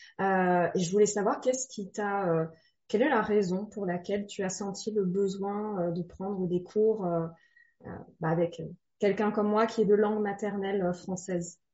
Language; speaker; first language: French; native; French